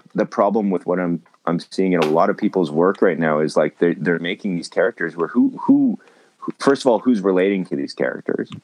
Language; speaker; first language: English; native; English